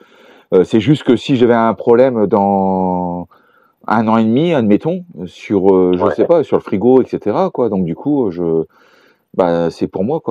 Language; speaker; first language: French; native; French